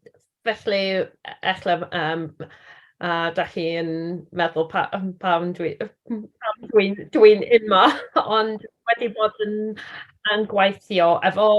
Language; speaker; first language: Welsh; non-native, learner; English